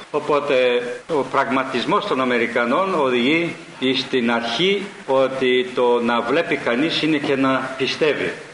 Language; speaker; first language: Greek; early bilingual, heritage; Greek